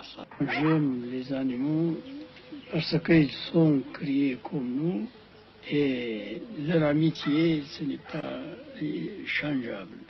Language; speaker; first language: French; non-native, fluent; Amharic